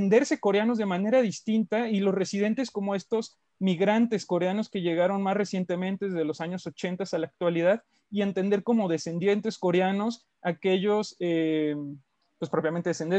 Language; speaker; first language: Spanish; native; Spanish